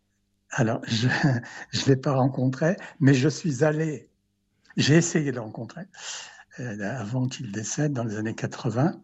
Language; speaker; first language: French; native; French